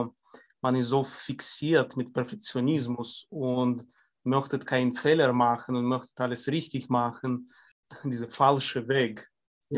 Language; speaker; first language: German; non-native, fluent; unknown